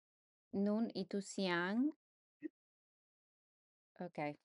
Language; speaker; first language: Indonesian; non-native, learner; English